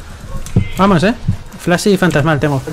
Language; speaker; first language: Spanish; native; Spanish